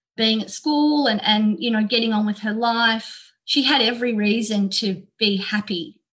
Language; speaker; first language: English; native; English